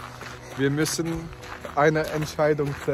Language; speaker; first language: German; non-native, fluent; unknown